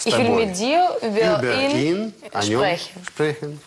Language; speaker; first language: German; non-native, learner; Russian